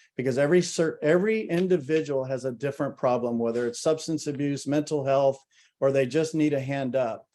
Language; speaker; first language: English; native; English